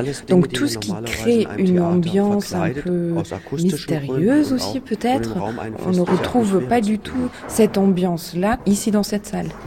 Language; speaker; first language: French; native; French